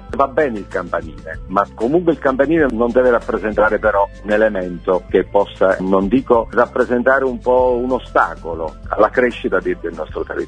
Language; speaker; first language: Italian; native; Italian